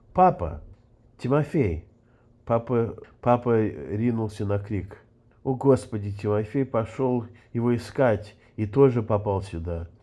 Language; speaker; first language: Russian; early bilingual, heritage; Russian